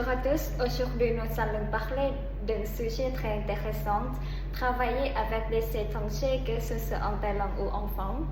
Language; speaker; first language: French; non-native, learner; Thai